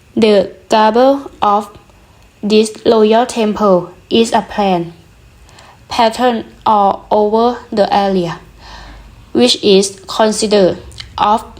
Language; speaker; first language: English; non-native, learner; Thai